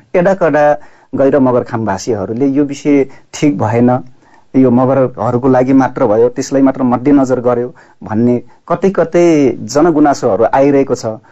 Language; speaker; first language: Nepali; non-native, local second language; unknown